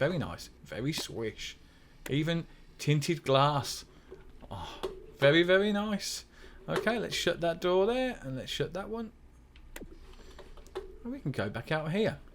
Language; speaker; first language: English; native; English